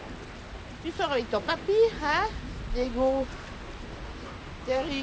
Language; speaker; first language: French; non-native, local second language; Lingala